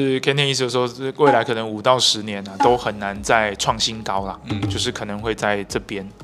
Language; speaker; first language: Chinese; native; Chinese